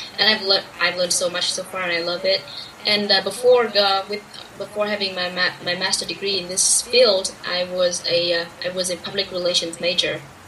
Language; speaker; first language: English; non-native, fluent; Vietnamese